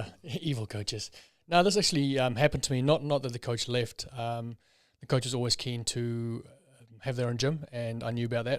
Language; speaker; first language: English; native; English